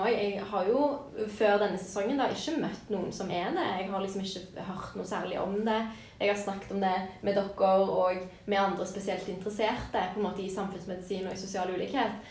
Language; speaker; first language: Norwegian; native; Norwegian